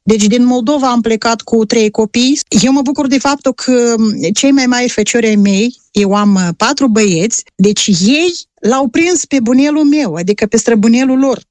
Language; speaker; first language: Romanian; native; Romanian